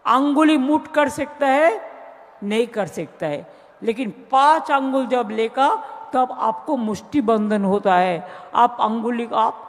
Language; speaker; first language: Hindi; non-native, local second language; Bangla